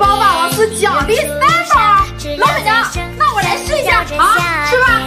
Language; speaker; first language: Chinese; native; Chinese